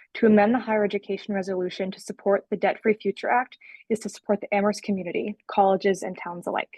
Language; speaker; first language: English; native; English